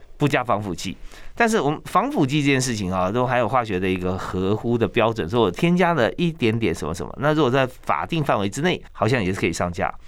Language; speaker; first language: Chinese; native; Chinese